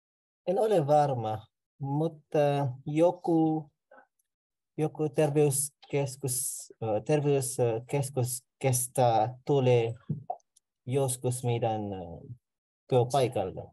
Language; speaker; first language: Finnish; non-native, learner; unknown